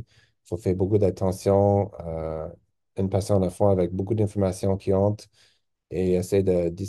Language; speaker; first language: French; non-native, local second language; English